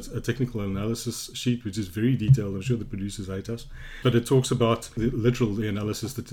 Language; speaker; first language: English; native; English